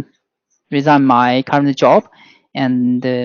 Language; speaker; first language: English; non-native, learner; Chinese